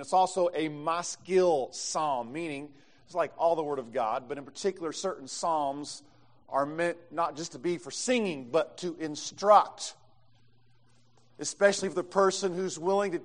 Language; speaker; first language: English; native; English